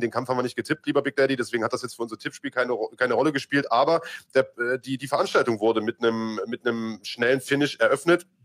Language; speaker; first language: German; native; German